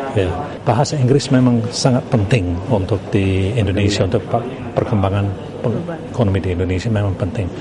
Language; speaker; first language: Indonesian; non-native, fluent; English